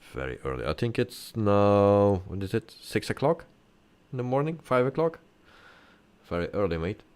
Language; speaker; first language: English; non-native, fluent; Dutch